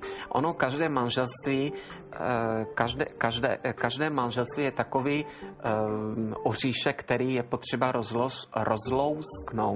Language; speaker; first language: Czech; native; Czech